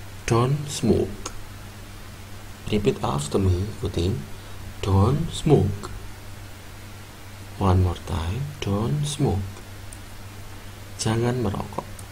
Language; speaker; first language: English; non-native, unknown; Indonesian